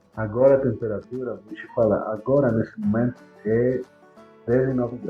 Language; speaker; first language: Portuguese; non-native, fluent; Spanish